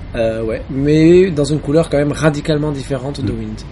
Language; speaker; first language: French; early bilingual, other home language; Arabic